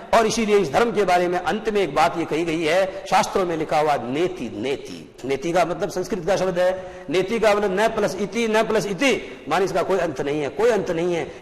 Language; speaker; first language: Hindi; native; Hindi